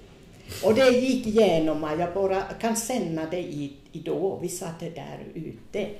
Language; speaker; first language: Swedish; non-native, fluent; Finnish